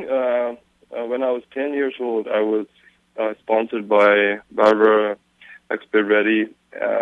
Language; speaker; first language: English; non-native, local second language; Eastern Tamang